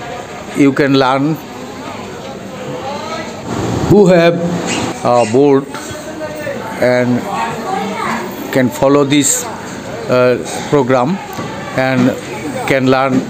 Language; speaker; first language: English; non-native, learner; Bangla